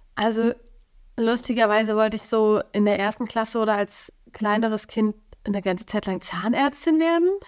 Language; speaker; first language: German; native; German